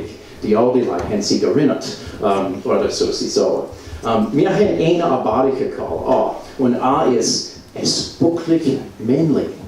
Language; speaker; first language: German; non-native, learner; English